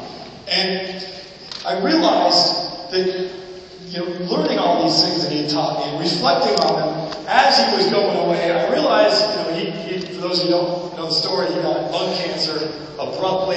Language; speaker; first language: English; native; English